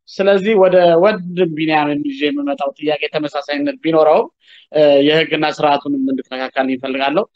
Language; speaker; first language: Amharic; native; Amharic